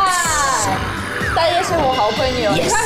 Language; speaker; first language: Chinese; non-native, fluent; Russian